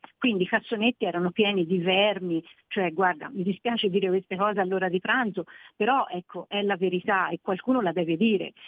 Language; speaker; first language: Italian; native; Italian